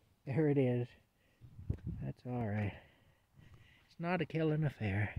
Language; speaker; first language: English; native; English